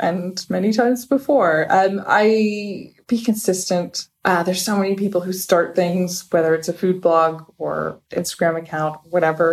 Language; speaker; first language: English; native; English